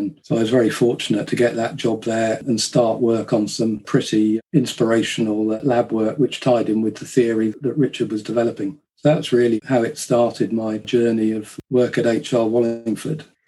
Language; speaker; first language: English; native; English